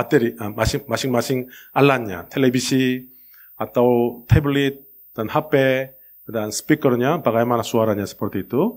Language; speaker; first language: Indonesian; non-native, learner; Korean